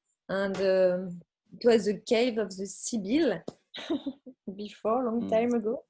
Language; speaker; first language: English; non-native, learner; French